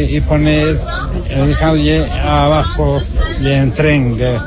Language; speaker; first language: Spanish; non-native, learner; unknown